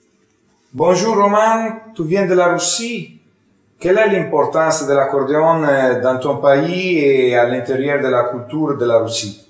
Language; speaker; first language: French; non-native, fluent; Italian